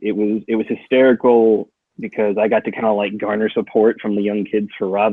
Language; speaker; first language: English; native; English